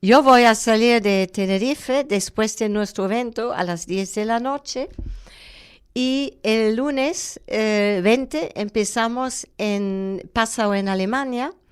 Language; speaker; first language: Spanish; non-native, fluent; German